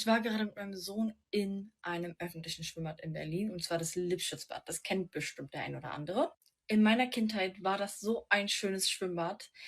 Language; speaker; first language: German; native; German